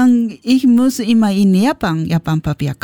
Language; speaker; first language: German; non-native, learner; Japanese